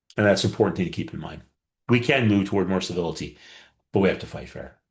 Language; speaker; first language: English; native; English